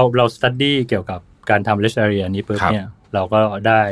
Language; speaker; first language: Thai; native; Thai